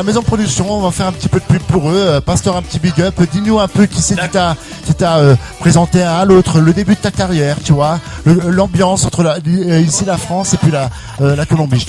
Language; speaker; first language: French; native; French